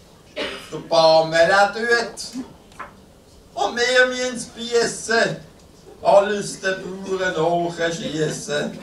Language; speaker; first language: German; native; German